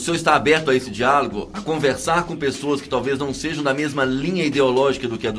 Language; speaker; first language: Portuguese; native; Portuguese